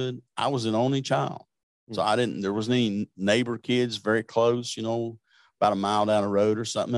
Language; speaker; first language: English; native; English